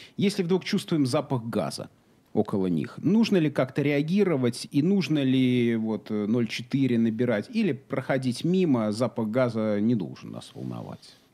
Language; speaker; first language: Russian; native; Russian